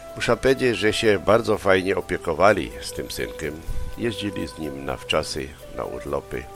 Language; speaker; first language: Polish; native; Polish